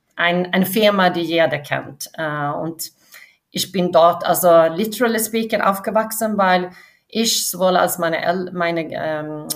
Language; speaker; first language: German; non-native, fluent; Swedish